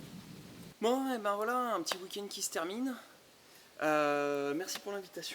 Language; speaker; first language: French; native; French